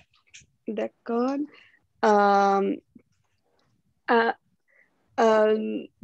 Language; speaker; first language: French; non-native, learner; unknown